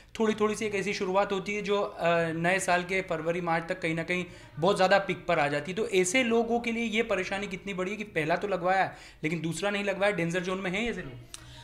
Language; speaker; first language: Hindi; native; Hindi